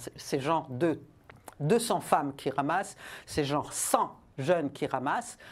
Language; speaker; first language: French; non-native, local second language; Rundi